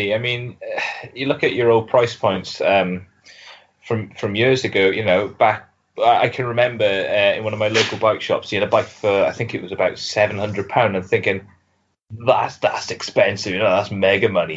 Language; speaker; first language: English; native; English